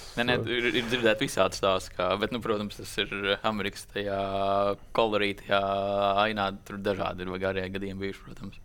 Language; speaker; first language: Latvian; native; Latvian